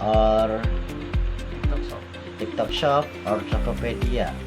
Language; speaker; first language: English; non-native, learner; Indonesian